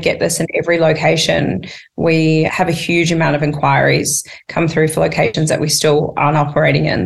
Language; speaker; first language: English; native; English